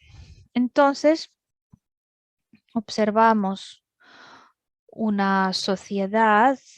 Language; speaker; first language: Spanish; non-native, fluent; Russian